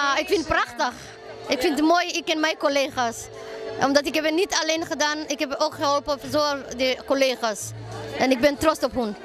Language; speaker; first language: Dutch; non-native, learner; Somali